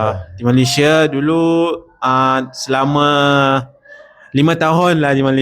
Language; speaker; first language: Indonesian; non-native, learner; Arabic